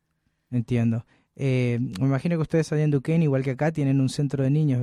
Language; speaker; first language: Spanish; native; Spanish